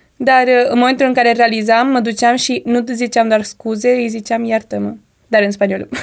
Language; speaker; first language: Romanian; early bilingual, heritage; Romanian